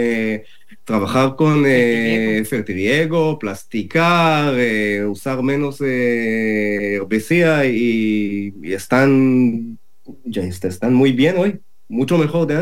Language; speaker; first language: Spanish; non-native, learner; Hebrew